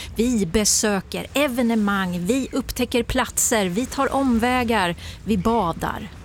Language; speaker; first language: Swedish; native; Swedish